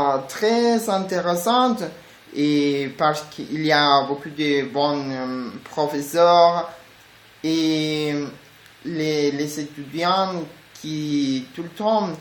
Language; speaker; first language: French; non-native, learner; Spanish